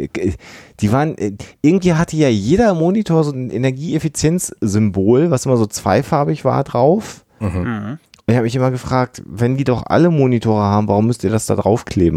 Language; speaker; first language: German; native; German